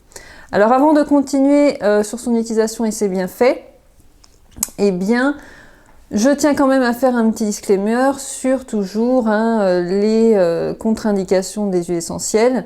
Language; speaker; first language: French; native; French